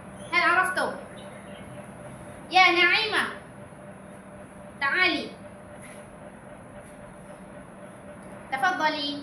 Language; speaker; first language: Arabic; non-native, learner; Malay